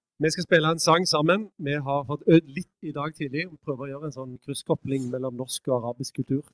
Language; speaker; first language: Norwegian; native; Norwegian